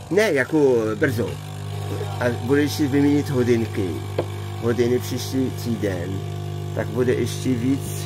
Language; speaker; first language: Czech; non-native, learner; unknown